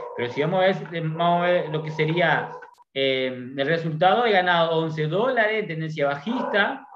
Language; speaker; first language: Spanish; native; Spanish